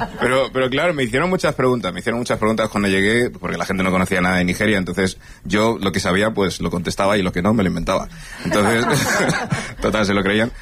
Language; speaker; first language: Spanish; early bilingual, other home language; English